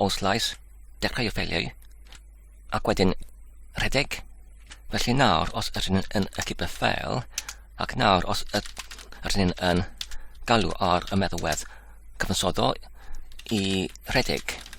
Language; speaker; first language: Welsh; non-native, learner; English